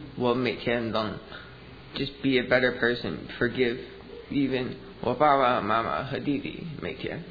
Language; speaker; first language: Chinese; early bilingual, heritage; English